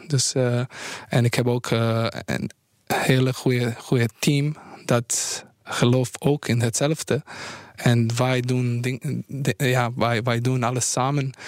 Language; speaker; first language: Dutch; non-native, fluent; Bosnian